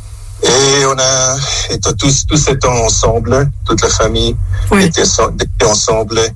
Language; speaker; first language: French; non-native, local second language; German